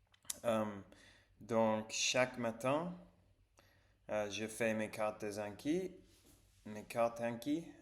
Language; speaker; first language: French; non-native, learner; English